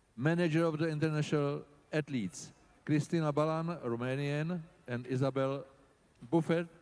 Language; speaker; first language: English; non-native, learner; Czech